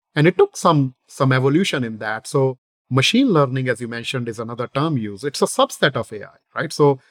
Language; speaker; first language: English; non-native, local second language; Hindi